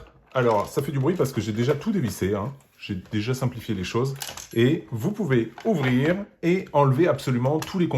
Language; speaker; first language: French; native; French